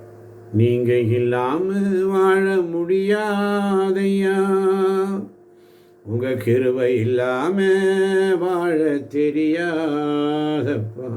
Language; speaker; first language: Tamil; native; Tamil